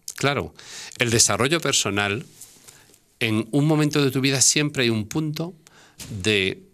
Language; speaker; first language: Spanish; native; Spanish